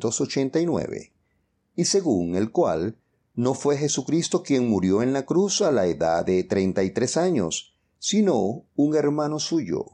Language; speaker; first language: Spanish; native; Spanish